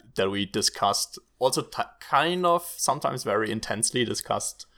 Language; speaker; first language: English; non-native, fluent; German